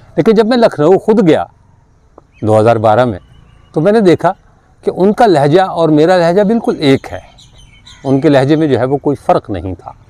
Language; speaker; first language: Urdu; non-native, local second language; Punjabi